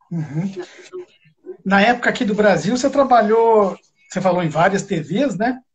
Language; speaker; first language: Portuguese; native; Portuguese